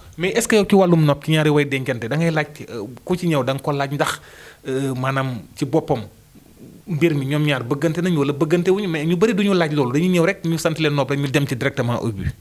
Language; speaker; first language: Wolof; native; Wolof